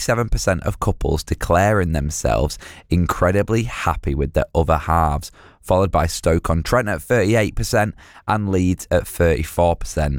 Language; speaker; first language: English; native; English